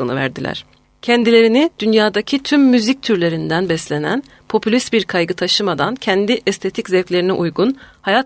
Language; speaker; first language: Turkish; native; Turkish